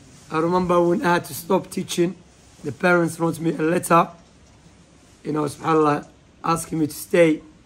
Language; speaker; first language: English; non-native, fluent; Arabic